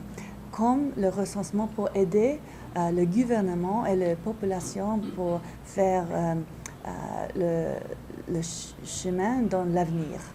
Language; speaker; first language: French; non-native, learner; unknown